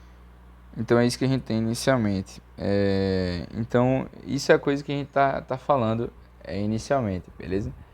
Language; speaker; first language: Portuguese; native; Portuguese